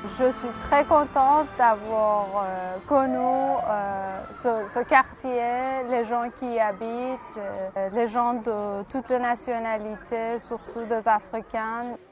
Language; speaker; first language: French; non-native, fluent; Persian